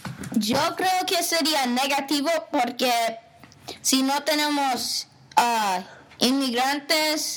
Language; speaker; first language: Spanish; non-native, learner; English